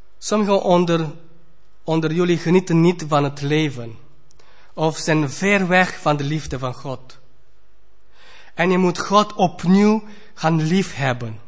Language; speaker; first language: Dutch; non-native, fluent; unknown